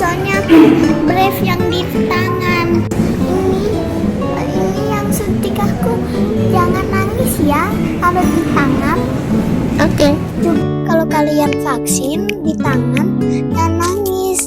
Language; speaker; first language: Indonesian; early bilingual, heritage; Indonesian